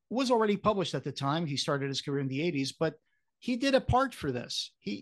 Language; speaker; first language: English; non-native, fluent; Portuguese